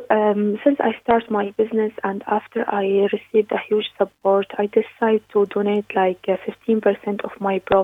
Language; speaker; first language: English; non-native, learner; Arabic